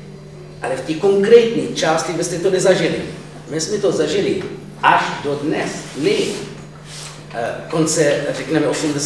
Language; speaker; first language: Czech; non-native, fluent; Arabic